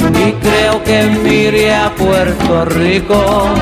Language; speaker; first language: Spanish; early bilingual, heritage; Spanish